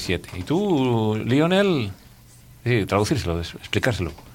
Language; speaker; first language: Spanish; native; Spanish